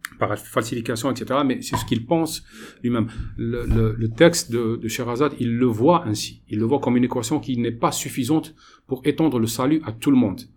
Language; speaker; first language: French; non-native, local second language; Arabic